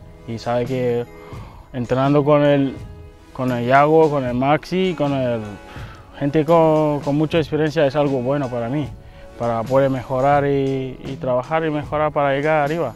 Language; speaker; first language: Spanish; non-native, learner; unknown